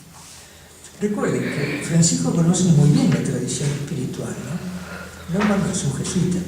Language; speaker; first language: Spanish; native; Spanish